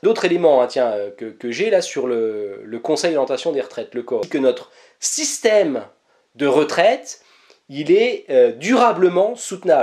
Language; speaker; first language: French; native; French